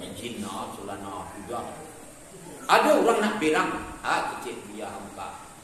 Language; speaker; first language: Malay; non-native, local second language; Minangkabau